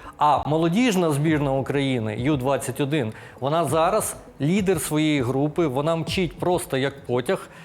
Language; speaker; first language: Ukrainian; native; Ukrainian